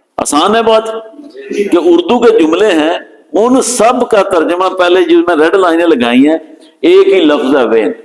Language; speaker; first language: Urdu; non-native, local second language; Punjabi